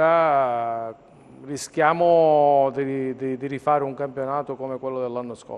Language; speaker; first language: Italian; native; Italian